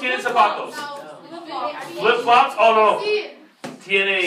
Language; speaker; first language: Spanish; non-native, fluent; English